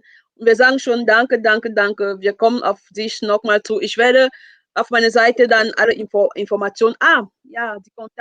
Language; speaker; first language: German; non-native, fluent; French